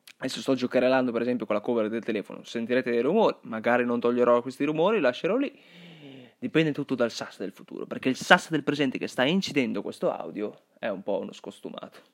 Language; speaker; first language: Italian; early bilingual, other home language; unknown